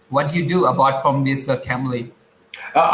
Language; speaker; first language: English; non-native, learner; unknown